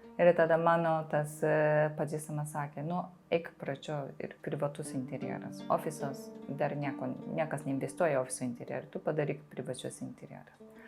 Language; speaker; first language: Lithuanian; non-native, fluent; Japanese